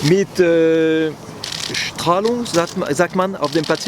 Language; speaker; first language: German; non-native, local second language; French